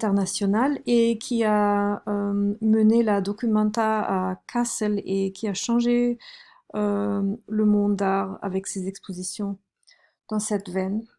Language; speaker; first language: French; non-native, fluent; German